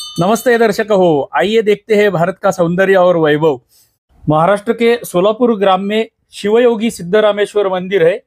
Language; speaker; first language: Hindi; non-native, local second language; Marathi